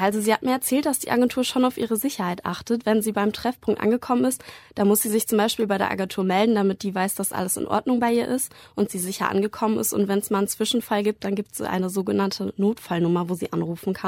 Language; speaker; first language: German; native; German